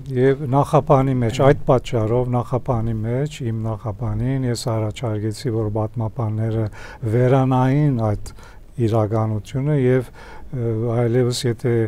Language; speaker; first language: Armenian; early bilingual, heritage; Armenian